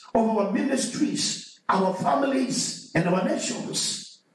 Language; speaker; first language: English; non-native, local second language; Swahili